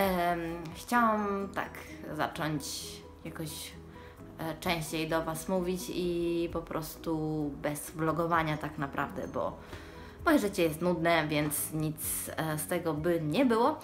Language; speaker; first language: Polish; early bilingual, heritage; Polish